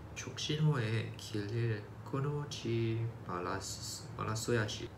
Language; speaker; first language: Korean; non-native, learner; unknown